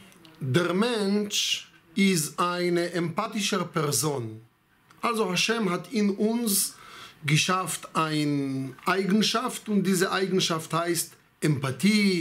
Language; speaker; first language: German; non-native, fluent; Hebrew